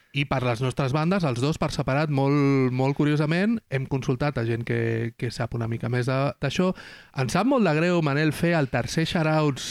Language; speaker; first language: Catalan; non-native, local second language; Spanish